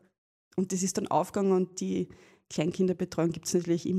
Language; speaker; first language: German; native; German